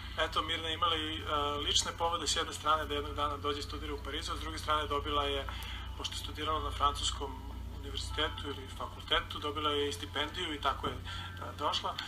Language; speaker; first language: Serbian; native; Serbian